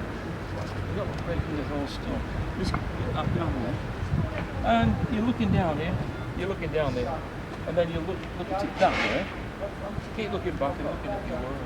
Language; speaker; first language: English; native; English